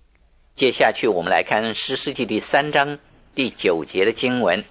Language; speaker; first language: Chinese; native; Chinese